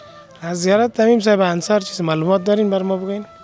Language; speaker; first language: Persian; native; Persian